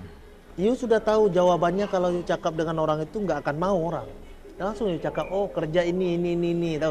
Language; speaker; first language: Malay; early bilingual, heritage; Indonesian